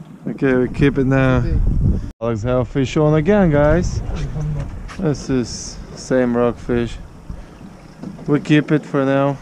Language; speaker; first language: English; non-native, learner; Russian